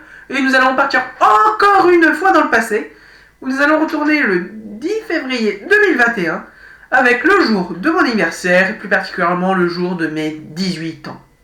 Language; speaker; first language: French; native; French